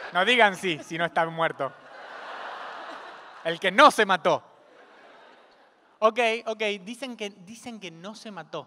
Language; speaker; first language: Spanish; native; Spanish